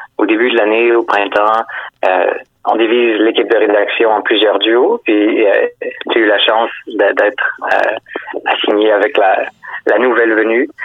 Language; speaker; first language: French; native; French